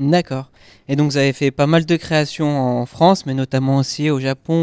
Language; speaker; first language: French; native; French